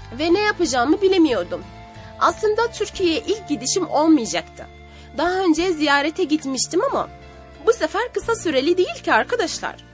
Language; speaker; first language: Turkish; non-native, fluent; Arabic